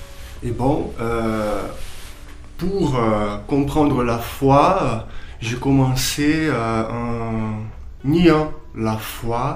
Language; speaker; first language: French; non-native, fluent; Portuguese